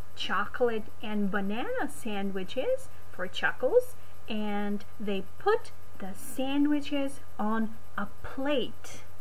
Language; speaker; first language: English; non-native, fluent; Macedonian